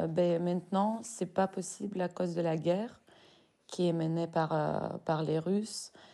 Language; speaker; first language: French; non-native, fluent; Russian